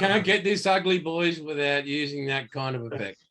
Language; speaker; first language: English; native; English